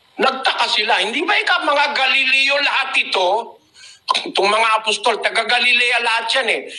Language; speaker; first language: Filipino; native; Filipino